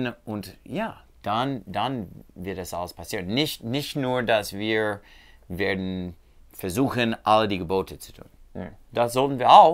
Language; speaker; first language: German; non-native, learner; English